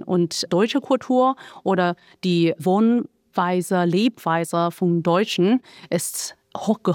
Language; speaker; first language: German; non-native, fluent; Chinese